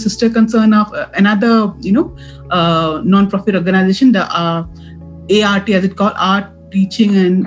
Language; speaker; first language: English; non-native, local second language; Assamese